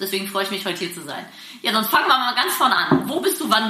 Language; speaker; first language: German; native; German